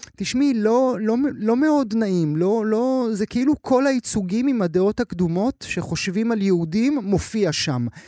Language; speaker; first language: Hebrew; native; Hebrew